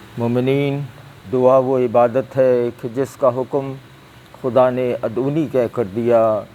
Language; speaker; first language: Urdu; native; Urdu